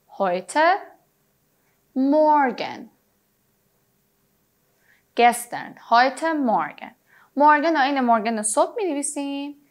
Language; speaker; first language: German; non-native, fluent; Persian